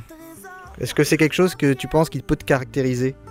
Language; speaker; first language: French; native; French